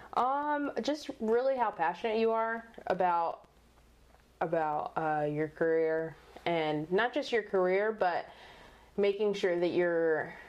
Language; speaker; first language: English; native; English